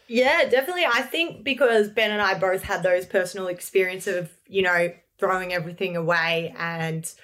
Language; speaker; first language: English; native; English